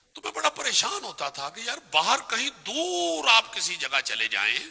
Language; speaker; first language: Urdu; non-native, local second language; Punjabi